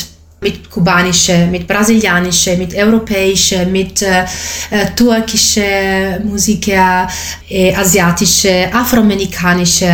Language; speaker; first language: German; non-native, learner; Italian